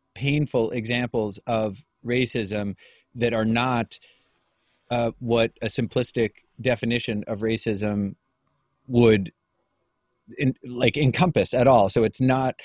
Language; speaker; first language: English; native; English